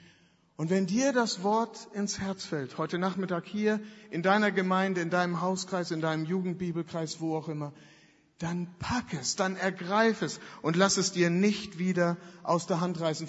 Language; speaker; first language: German; native; German